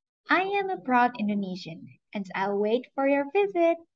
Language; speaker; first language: English; non-native, fluent; Indonesian